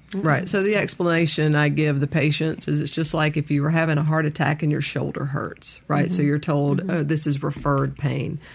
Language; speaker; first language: English; native; English